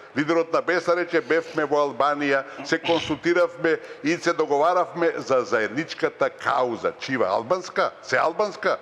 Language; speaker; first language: Macedonian; native; Macedonian